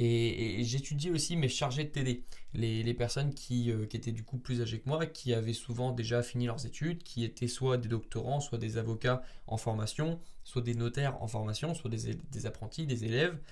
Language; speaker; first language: French; native; French